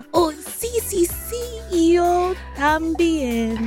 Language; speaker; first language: Spanish; non-native, learner; English